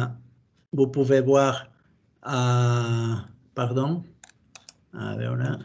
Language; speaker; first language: French; non-native, learner; Catalan